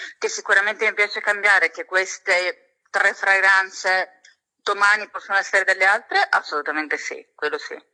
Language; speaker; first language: Italian; native; Italian